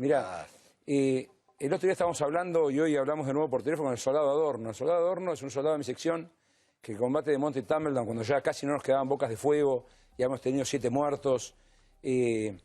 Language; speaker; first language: Spanish; native; Spanish